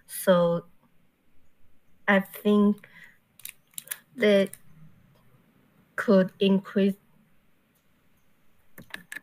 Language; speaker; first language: English; non-native, learner; Chinese